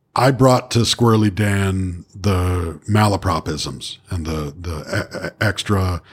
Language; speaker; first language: English; native; English